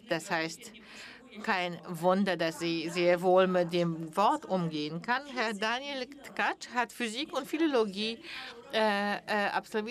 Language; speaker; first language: German; non-native, fluent; Polish